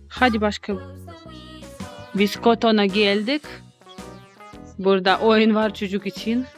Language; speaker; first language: Turkish; non-native, learner; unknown